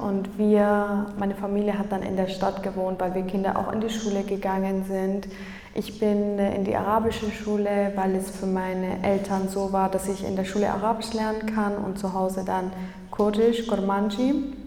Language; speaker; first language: German; early bilingual, other home language; Kurdish